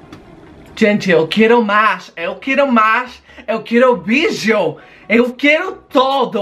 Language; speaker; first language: Portuguese; non-native, learner; Spanish